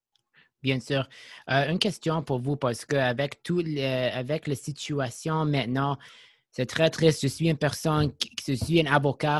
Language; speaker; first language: French; non-native, learner; English